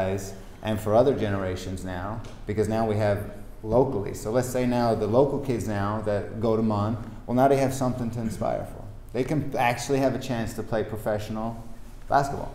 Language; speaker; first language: English; native; English